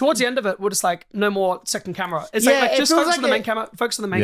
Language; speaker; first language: English; native; English